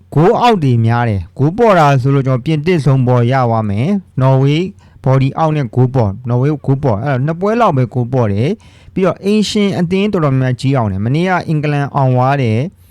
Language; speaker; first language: Burmese; native; Burmese